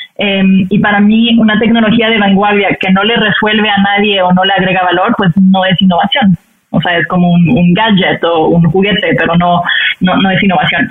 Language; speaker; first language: Spanish; non-native, fluent; French